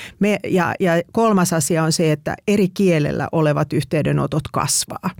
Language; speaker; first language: Finnish; native; Finnish